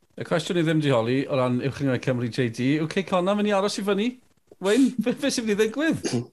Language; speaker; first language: Welsh; native; Welsh